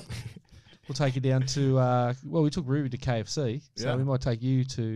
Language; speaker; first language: English; native; English